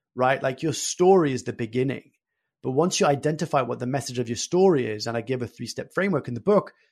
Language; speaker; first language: English; early bilingual, other home language; French